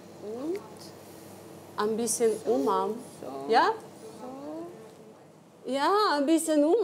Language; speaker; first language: German; non-native, learner; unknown